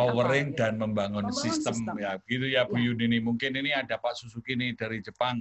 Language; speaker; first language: Indonesian; native; Indonesian